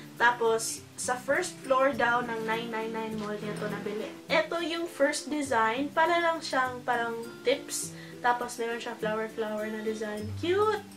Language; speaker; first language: Filipino; non-native, local second language; Cebuano